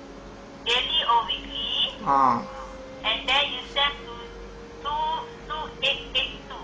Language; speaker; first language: English; non-native, learner; Malay